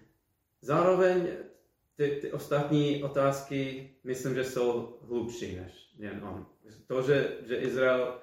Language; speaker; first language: Czech; non-native, fluent; English